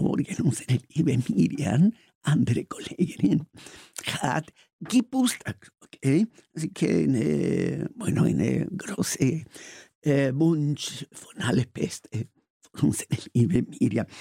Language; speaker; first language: German; non-native, learner; Spanish